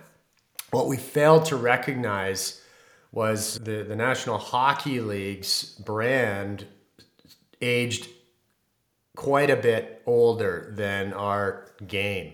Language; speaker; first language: English; native; English